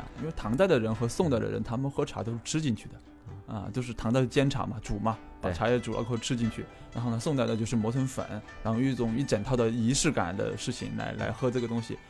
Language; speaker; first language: Chinese; native; Chinese